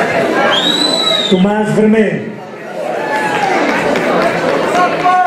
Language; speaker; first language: Portuguese; native; Portuguese